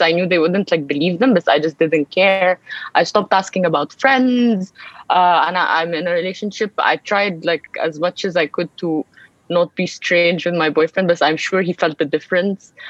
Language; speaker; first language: English; early bilingual, other home language; Arabic